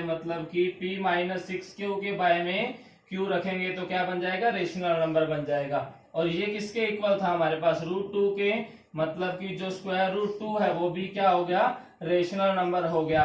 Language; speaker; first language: Hindi; native; Hindi